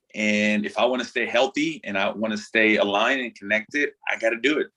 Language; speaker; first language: English; non-native, fluent; Spanish